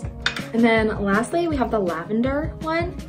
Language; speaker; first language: English; native; English